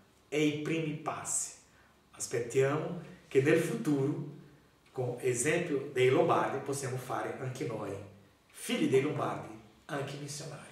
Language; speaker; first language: Italian; non-native, learner; Portuguese